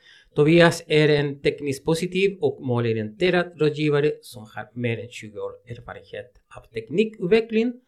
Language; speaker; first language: Swedish; non-native, fluent; Spanish